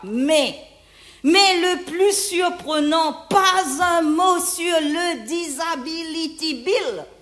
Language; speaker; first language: French; non-native, local second language; Morisyen